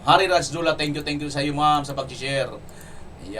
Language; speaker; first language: Filipino; native; Filipino